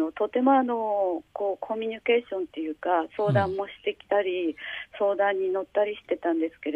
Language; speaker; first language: Japanese; native; Japanese